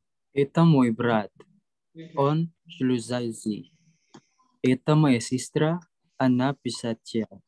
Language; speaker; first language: Russian; non-native, learner; Indonesian